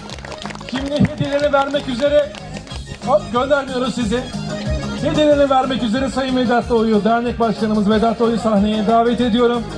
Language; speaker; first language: Turkish; native; Turkish